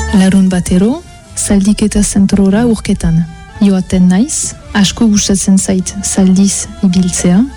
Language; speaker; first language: Basque; non-native, local second language; French